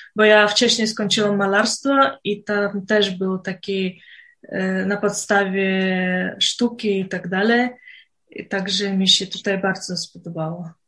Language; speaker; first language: Polish; non-native, fluent; Uzbek